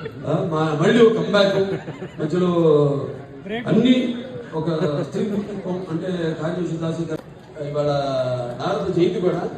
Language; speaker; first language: Telugu; native; Telugu